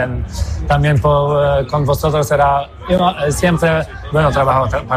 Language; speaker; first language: Spanish; non-native, fluent; Polish